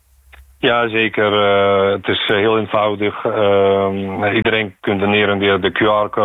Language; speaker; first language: Dutch; non-native, fluent; Ukrainian